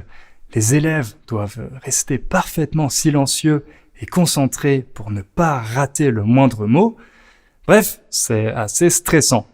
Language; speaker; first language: French; native; French